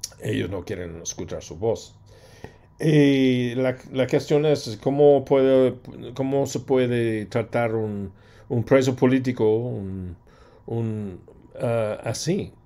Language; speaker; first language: Spanish; non-native, fluent; English